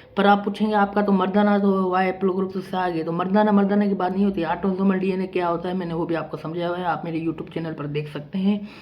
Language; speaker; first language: Urdu; non-native, local second language; Sindhi